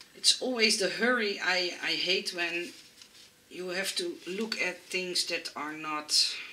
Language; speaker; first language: English; non-native, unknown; Dutch